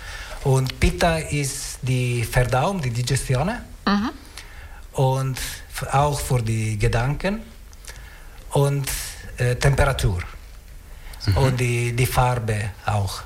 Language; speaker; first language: German; non-native, learner; Italian